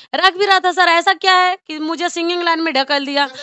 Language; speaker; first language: Hindi; native; Hindi